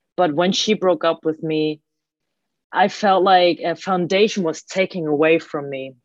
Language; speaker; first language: English; early bilingual, other home language; Cantonese